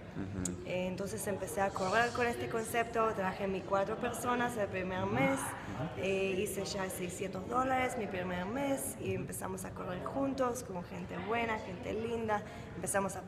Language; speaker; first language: Spanish; early bilingual, heritage; Spanish